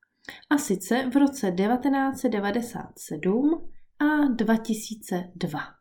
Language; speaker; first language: Czech; native; Czech